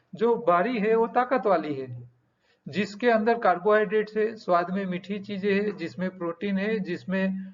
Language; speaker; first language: Hindi; non-native, local second language; Gujarati